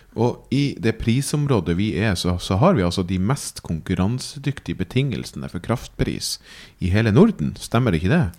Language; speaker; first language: Norwegian; native; Norwegian